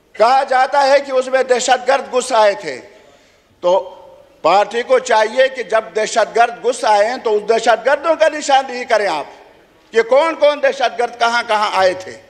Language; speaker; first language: Urdu; non-native, local second language; Khowar